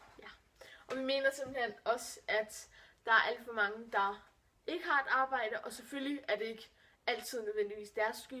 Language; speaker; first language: Danish; native; Danish